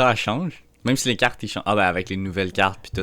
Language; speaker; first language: French; native; French